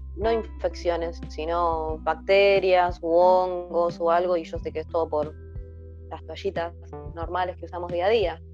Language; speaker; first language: Spanish; native; Spanish